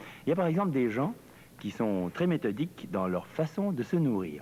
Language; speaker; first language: French; native; French